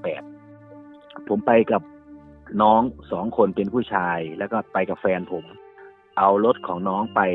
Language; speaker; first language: Thai; native; Thai